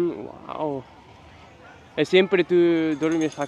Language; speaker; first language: Spanish; non-native, learner; Japanese